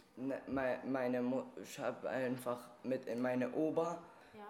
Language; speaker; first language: German; non-native, fluent; Arabic